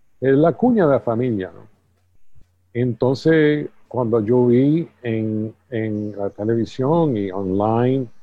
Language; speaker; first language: Spanish; early bilingual, heritage; English